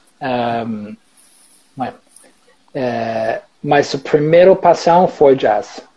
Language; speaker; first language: Portuguese; non-native, learner; English